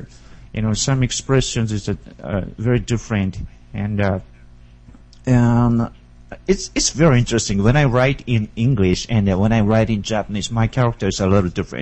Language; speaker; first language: English; non-native, learner; Japanese